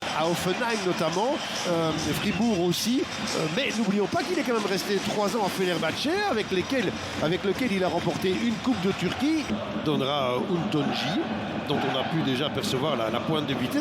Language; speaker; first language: French; native; French